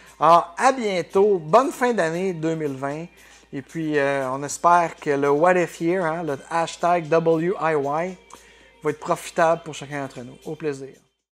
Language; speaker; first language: French; native; French